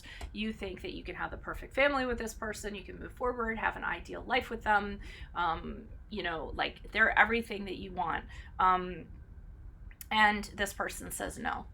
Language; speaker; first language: English; native; English